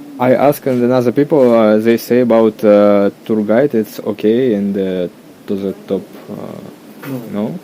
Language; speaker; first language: English; non-native, learner; Russian